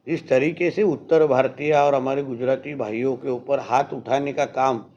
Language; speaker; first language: Hindi; non-native, local second language; Marathi